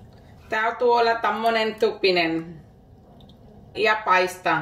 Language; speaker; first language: Finnish; non-native, learner; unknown